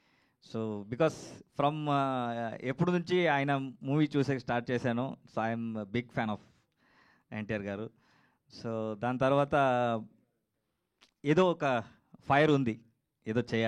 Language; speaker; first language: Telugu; non-native, learner; Kannada